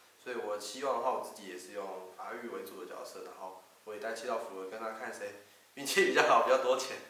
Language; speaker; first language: Chinese; native; Chinese